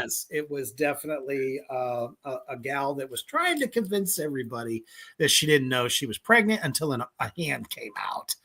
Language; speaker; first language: English; native; English